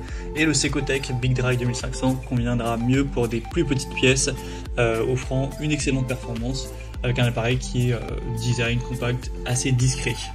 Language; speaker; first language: French; native; French